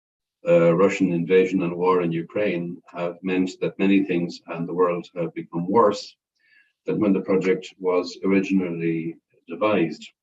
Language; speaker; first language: English; non-native, fluent; Irish